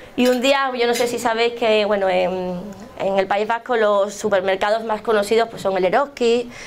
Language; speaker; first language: Spanish; native; Spanish